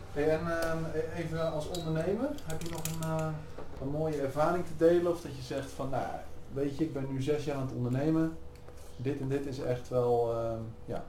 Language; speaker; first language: Dutch; native; Dutch